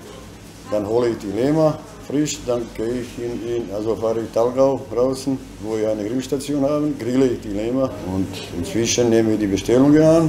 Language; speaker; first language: German; non-native, learner; Bosnian